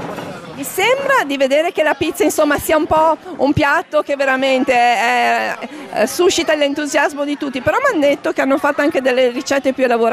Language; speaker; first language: Italian; native; Italian